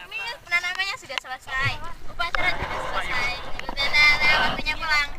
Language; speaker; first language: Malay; non-native, local second language; Javanese